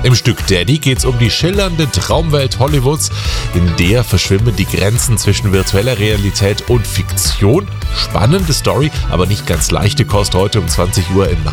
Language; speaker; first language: German; native; German